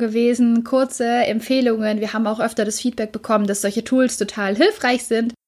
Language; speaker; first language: German; native; German